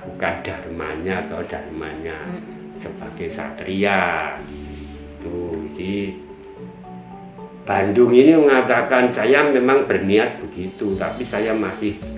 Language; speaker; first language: Indonesian; non-native, local second language; Javanese